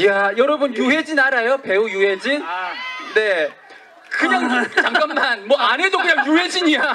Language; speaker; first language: Korean; native; Korean